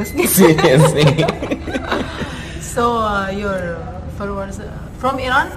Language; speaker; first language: English; non-native, learner; Arabic